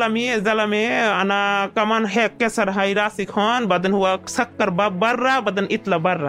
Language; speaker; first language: Arabic; non-native, learner; Bangla